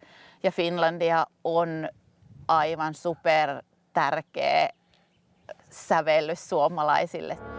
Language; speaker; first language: Finnish; native; Finnish